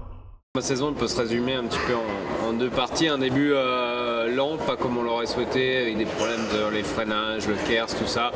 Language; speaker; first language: French; native; French